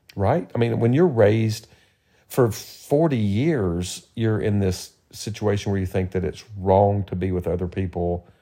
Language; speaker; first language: English; native; English